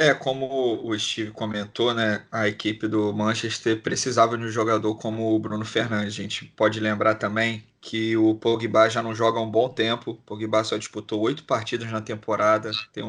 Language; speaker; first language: Portuguese; native; Portuguese